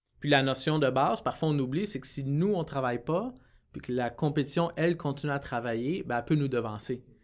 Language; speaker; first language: French; native; French